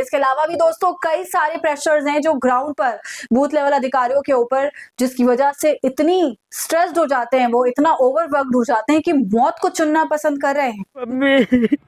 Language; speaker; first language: Hindi; native; Hindi